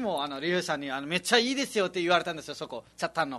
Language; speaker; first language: Japanese; non-native, fluent; Nepali